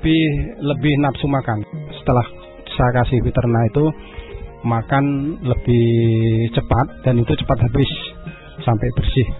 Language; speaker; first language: Indonesian; non-native, local second language; Javanese